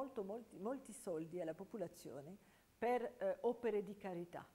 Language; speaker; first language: Italian; non-native, fluent; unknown